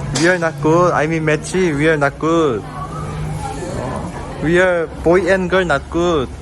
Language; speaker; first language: English; non-native, learner; Korean